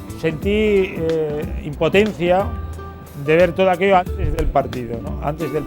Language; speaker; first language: Spanish; native; Spanish